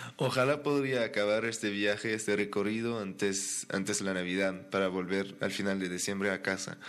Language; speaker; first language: Spanish; non-native, fluent; French